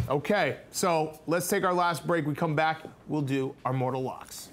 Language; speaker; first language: English; native; English